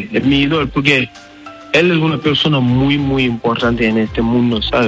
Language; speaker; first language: Spanish; non-native, learner; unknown